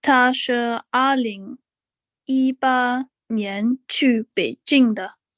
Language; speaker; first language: Chinese; non-native, learner; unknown